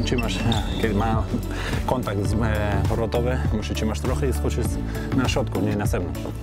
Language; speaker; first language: Polish; non-native, learner; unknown